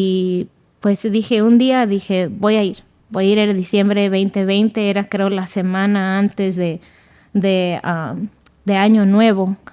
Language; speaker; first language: Spanish; early bilingual, other home language; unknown